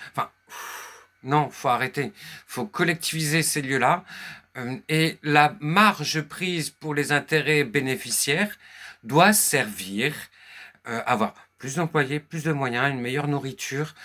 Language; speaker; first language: French; native; French